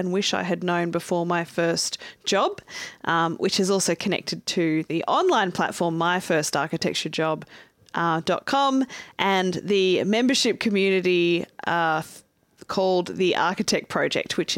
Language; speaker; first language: English; native; English